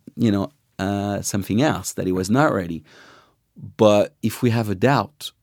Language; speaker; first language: English; non-native, fluent; French